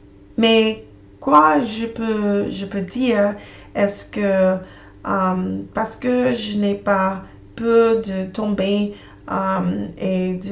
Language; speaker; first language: French; non-native, learner; English